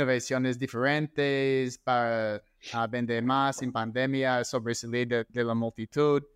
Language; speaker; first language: Spanish; non-native, fluent; English